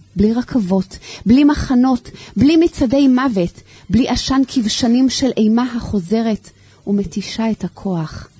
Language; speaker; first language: Hebrew; native; Hebrew